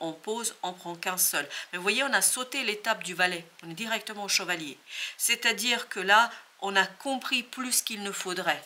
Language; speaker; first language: French; native; French